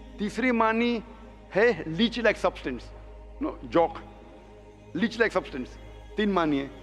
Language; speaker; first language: Hindi; non-native, local second language; Konkani